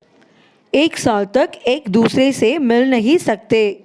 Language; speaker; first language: Hindi; non-native, local second language; Tamil